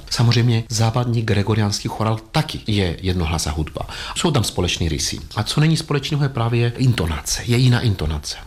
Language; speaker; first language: Czech; non-native, fluent; Greek